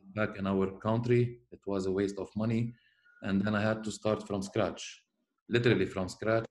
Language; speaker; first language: English; non-native, fluent; Arabic